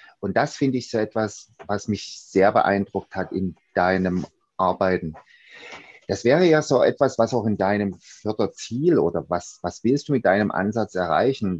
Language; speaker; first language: German; native; German